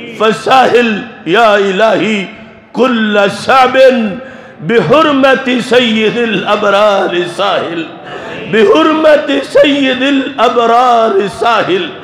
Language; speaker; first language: Arabic; non-native, fluent; Urdu